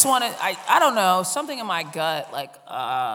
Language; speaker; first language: English; native; English